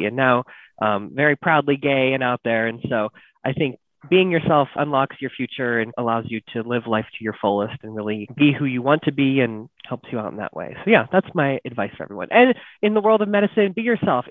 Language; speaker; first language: English; native; English